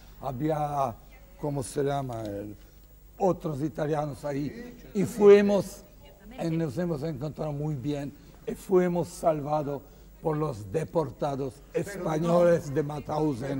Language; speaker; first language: Spanish; non-native, fluent; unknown